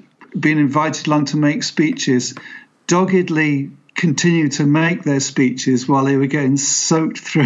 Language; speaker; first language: English; native; English